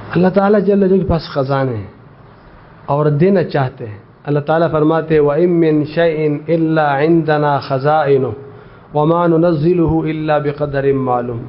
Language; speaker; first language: Urdu; non-native, local second language; Pashto